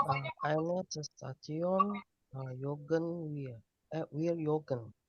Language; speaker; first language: German; non-native, learner; Indonesian